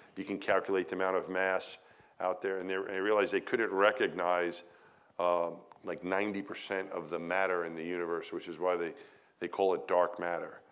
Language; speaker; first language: English; native; English